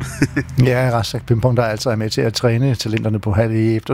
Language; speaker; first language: Danish; native; Danish